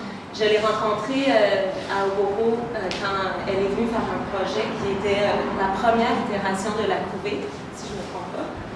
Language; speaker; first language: French; native; French